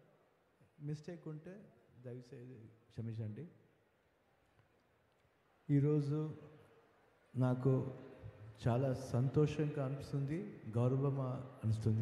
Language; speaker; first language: Telugu; non-native, learner; Kannada